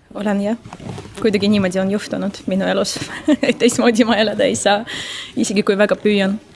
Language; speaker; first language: Estonian; non-native, local second language; Russian